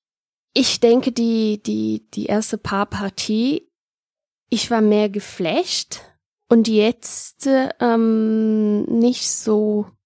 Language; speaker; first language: German; non-native, fluent; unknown